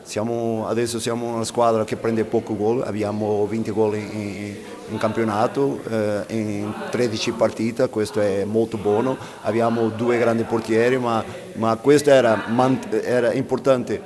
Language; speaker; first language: Italian; non-native, fluent; Portuguese